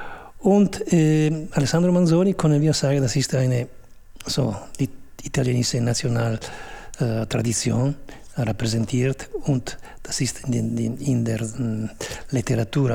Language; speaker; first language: German; non-native, fluent; Italian